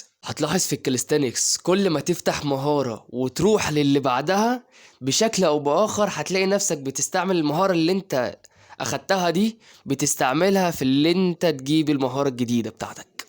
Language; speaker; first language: Arabic; native; Arabic